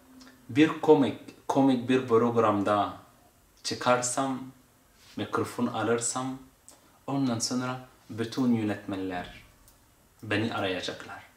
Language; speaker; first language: Turkish; non-native, fluent; Arabic